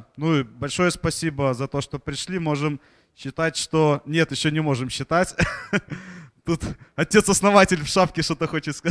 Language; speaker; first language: Russian; native; Russian